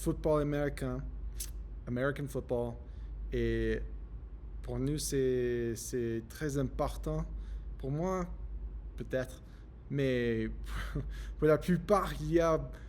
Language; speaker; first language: French; non-native, learner; English